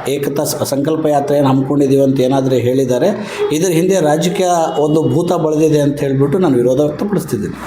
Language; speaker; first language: Kannada; non-native, local second language; Lambadi